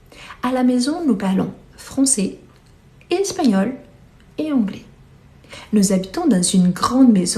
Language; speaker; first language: French; non-native, fluent; Portuguese